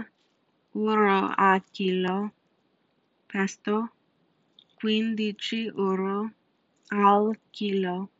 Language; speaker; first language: Italian; non-native, learner; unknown